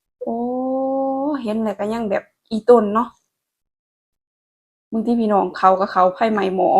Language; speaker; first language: Thai; non-native, local second language; Lao